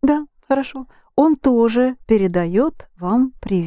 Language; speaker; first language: Russian; non-native, fluent; English